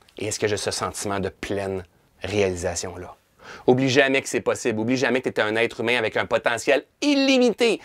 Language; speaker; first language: French; native; French